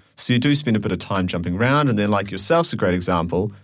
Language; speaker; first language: English; native; English